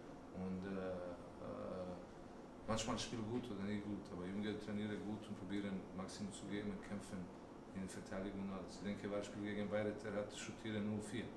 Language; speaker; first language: German; non-native, learner; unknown